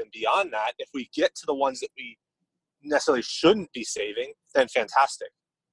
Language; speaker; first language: English; native; English